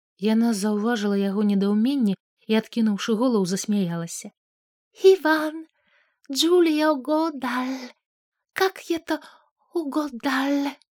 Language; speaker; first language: Belarusian; native; Belarusian